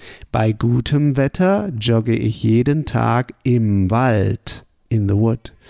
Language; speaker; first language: German; native; German